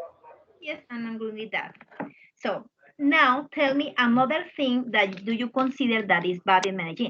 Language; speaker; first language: English; non-native, fluent; Spanish